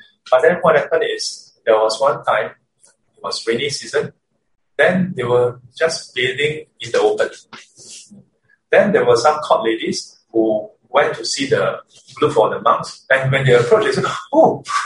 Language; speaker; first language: English; native; English